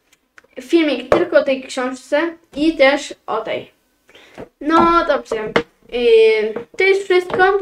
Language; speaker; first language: Polish; early bilingual, heritage; Polish